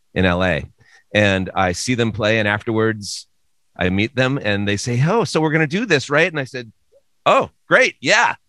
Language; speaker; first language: English; native; English